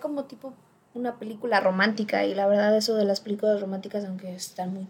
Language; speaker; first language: Spanish; early bilingual, other home language; English